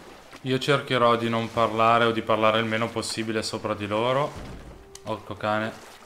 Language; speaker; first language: Italian; native; Italian